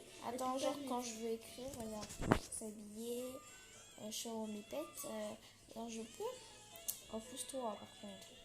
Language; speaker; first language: French; native; French